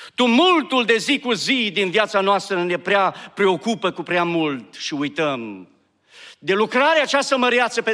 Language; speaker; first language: Romanian; native; Romanian